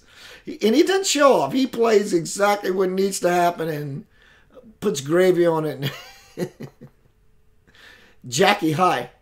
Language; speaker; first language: English; native; English